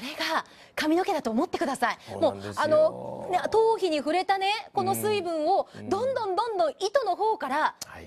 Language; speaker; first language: Japanese; native; Japanese